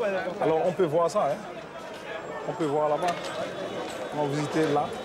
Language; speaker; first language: French; non-native, local second language; Haitian Creole